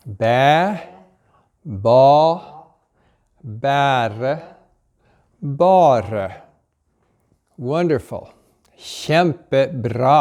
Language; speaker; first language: Norwegian; early bilingual, heritage; English